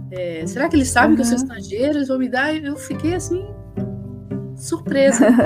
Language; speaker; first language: Portuguese; early bilingual, other home language; Spanish